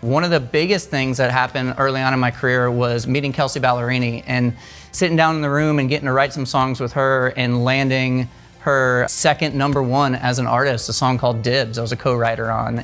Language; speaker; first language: English; native; English